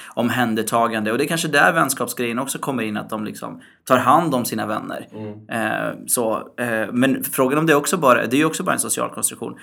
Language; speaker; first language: Swedish; early bilingual, other home language; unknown